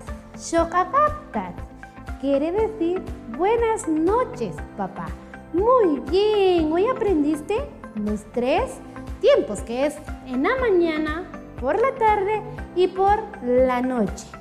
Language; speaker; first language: Spanish; non-native, local second language; Kʼicheʼ